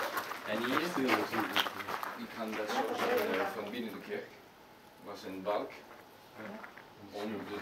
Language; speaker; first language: Dutch; non-native, learner; French